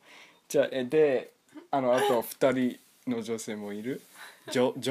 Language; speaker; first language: Japanese; non-native, learner; English